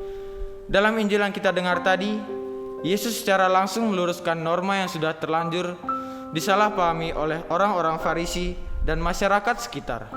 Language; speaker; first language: Indonesian; native; Indonesian